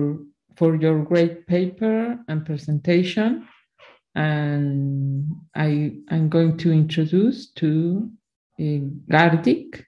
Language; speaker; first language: English; non-native, learner; Spanish